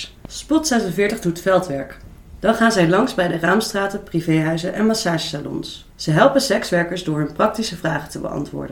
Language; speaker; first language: Dutch; native; Dutch